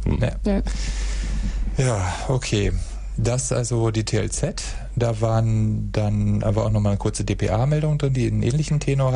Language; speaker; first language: German; native; German